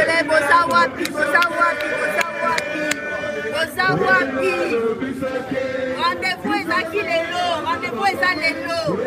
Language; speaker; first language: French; non-native, local second language; Lingala